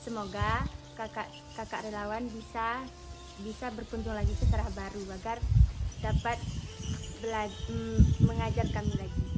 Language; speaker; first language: Indonesian; non-native, local second language; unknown